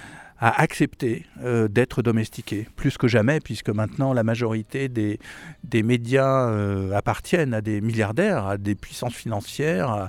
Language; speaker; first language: French; native; French